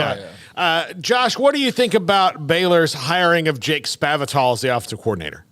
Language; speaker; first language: English; native; English